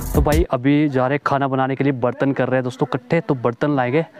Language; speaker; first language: Hindi; native; Hindi